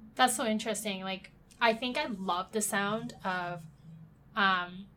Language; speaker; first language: English; native; English